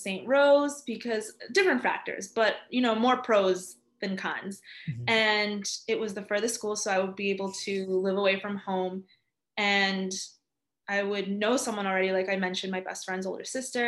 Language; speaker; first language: English; early bilingual, other home language; Spanish